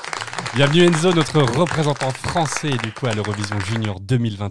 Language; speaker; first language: French; native; French